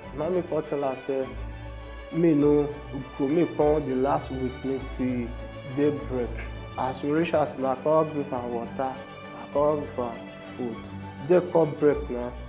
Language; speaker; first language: Nigerian Pidgin; non-native, local second language; Ibibio